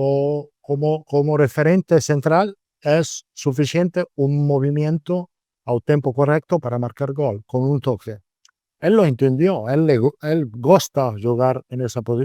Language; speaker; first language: Spanish; non-native, fluent; Italian